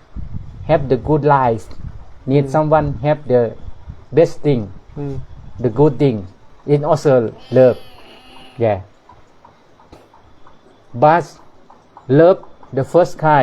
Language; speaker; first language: English; non-native, learner; Thai